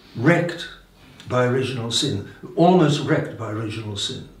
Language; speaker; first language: English; native; English